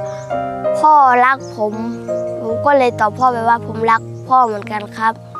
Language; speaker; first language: Thai; non-native, local second language; Northeastern Thai